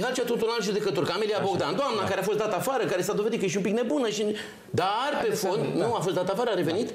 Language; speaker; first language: Romanian; native; Romanian